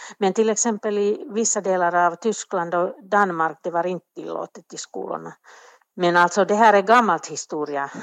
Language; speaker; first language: Swedish; non-native, local second language; Finnish